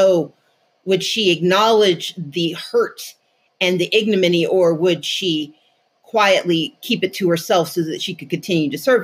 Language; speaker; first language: English; native; English